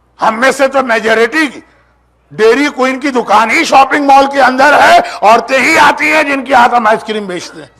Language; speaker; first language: Urdu; native; Urdu